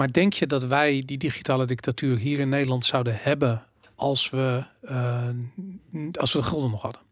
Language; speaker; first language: Dutch; native; Dutch